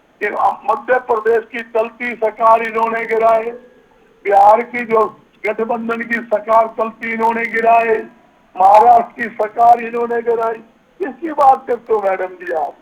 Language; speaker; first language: Hindi; native; Hindi